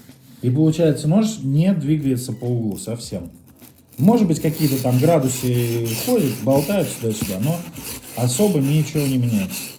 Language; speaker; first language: Russian; native; Russian